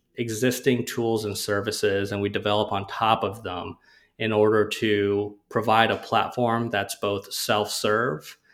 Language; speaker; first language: English; native; English